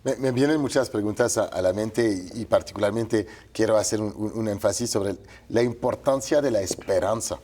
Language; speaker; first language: Spanish; non-native, fluent; French